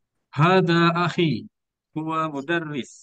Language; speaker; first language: Arabic; non-native, learner; Indonesian